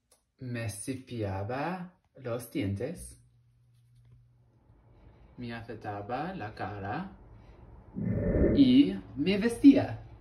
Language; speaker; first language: Spanish; non-native, learner; English